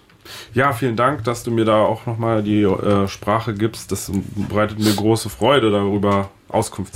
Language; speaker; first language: German; native; German